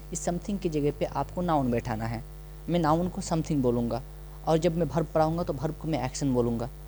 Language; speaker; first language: Hindi; non-native, local second language; Bangla